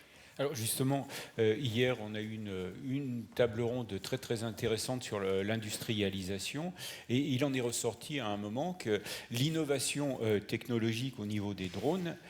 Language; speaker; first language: French; native; French